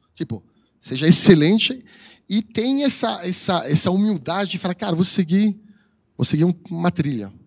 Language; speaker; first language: Portuguese; non-native, fluent; French